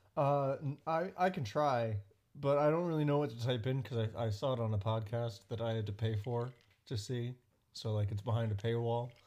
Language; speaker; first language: English; native; English